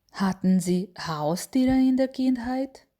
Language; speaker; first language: German; non-native, fluent; Ukrainian